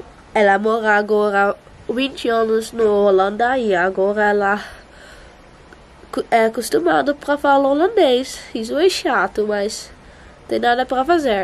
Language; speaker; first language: Portuguese; non-native, learner; Dutch